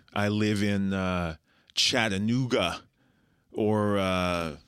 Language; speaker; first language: English; native; English